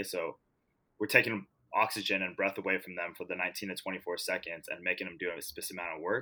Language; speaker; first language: English; native; English